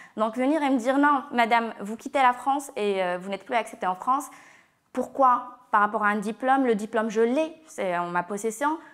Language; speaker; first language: French; non-native, local second language; Arabic